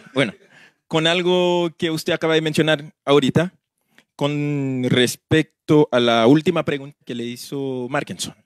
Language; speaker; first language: Spanish; native; Spanish